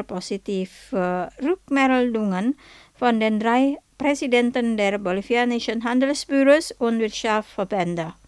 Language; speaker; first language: German; non-native, fluent; Indonesian